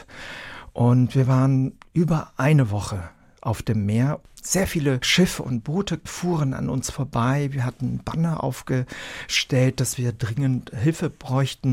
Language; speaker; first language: German; early bilingual, other home language; Vietnamese